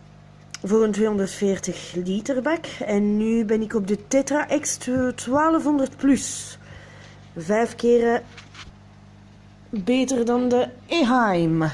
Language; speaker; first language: Dutch; non-native, local second language; French